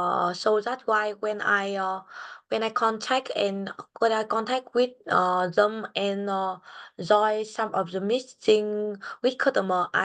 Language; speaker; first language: English; non-native, learner; Vietnamese